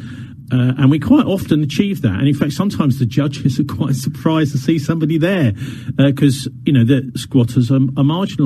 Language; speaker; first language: English; native; English